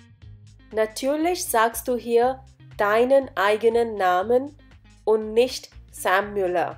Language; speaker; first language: German; non-native, fluent; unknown